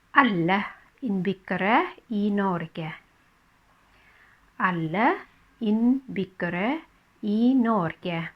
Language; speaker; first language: Norwegian; non-native, fluent; Thai